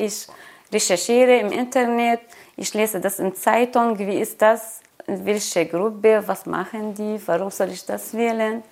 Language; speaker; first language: German; non-native, learner; Arabic